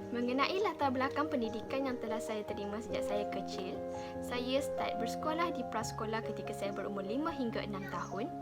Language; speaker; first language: Malay; native; Malay